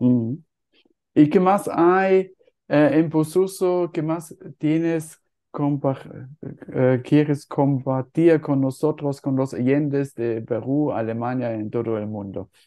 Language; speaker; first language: Spanish; non-native, fluent; German